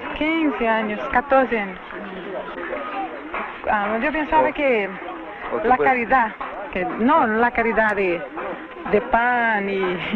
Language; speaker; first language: Spanish; non-native, learner; Portuguese